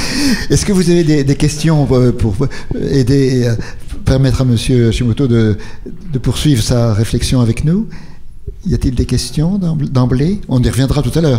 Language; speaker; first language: French; native; French